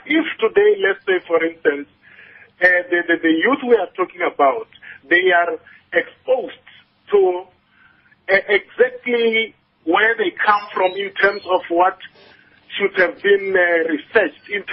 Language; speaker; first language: English; non-native, local second language; Northern Sotho